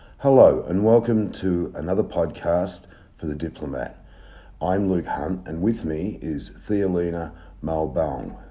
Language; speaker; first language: English; native; English